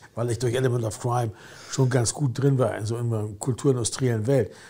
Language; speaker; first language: German; native; German